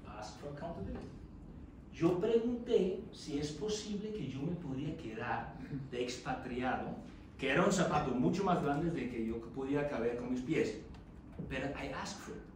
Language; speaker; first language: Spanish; non-native, fluent; German